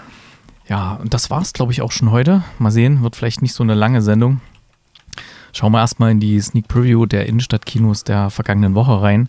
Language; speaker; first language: German; native; German